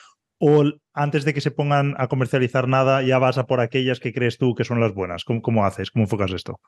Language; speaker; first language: Spanish; native; Spanish